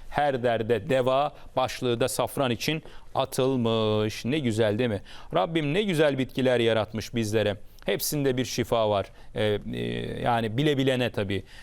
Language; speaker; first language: Turkish; native; Turkish